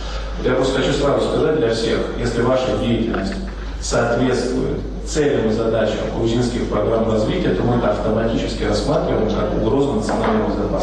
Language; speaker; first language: Russian; native; Russian